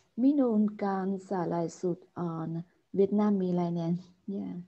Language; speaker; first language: Finnish; non-native, learner; Vietnamese